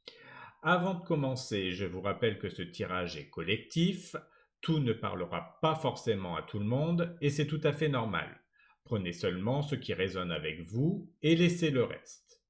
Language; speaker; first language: French; native; French